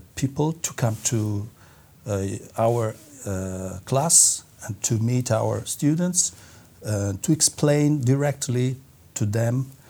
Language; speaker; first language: English; non-native, fluent; Italian